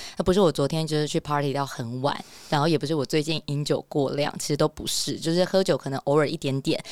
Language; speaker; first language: Chinese; native; Chinese